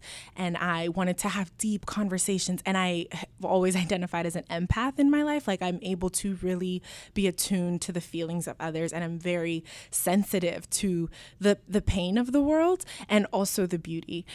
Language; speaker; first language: English; early bilingual, other home language; Spanish